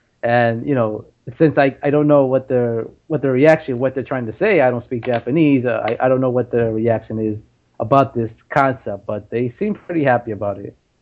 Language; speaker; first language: English; native; English